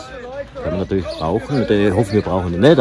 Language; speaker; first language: German; native; German